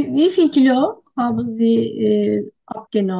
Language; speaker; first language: German; non-native, learner; Turkish